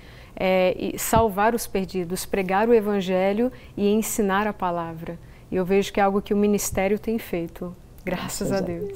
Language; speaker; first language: Portuguese; native; Portuguese